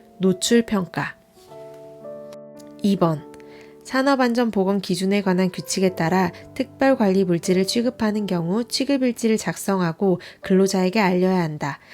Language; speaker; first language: Korean; native; Korean